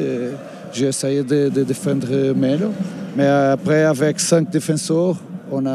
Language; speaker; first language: French; non-native, learner; Portuguese